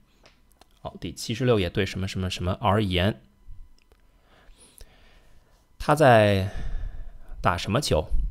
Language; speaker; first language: Chinese; non-native, fluent; English